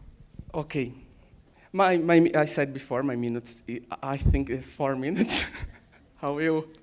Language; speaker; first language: English; non-native, learner; Portuguese